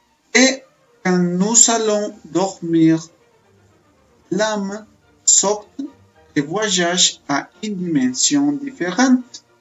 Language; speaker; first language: French; non-native, fluent; Spanish